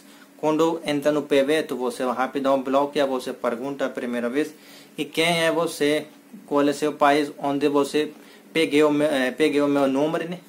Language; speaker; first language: Portuguese; non-native, learner; Hindi